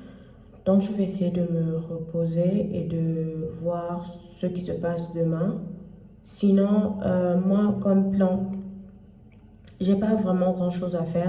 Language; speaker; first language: French; non-native, fluent; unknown